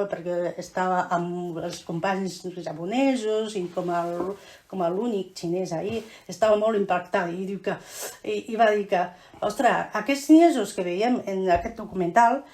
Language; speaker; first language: Catalan; non-native, fluent; Chinese